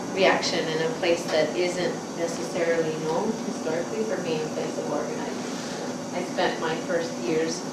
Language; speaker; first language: English; native; English